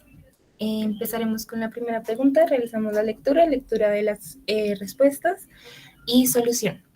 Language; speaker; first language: Spanish; native; Spanish